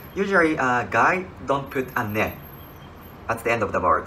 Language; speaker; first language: English; non-native, fluent; Japanese